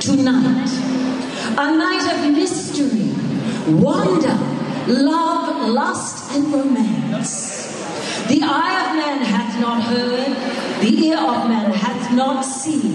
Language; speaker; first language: English; native; English